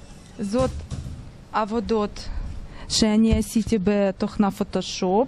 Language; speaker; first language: Hebrew; non-native, fluent; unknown